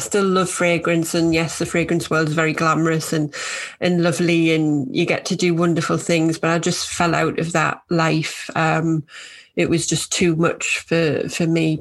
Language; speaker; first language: English; native; English